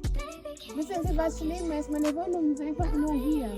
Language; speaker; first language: German; non-native, learner; Swahili